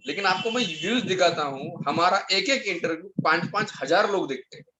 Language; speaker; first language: Hindi; non-native, local second language; Marathi